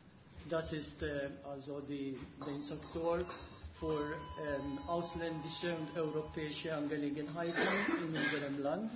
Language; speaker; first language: German; non-native, fluent; Maltese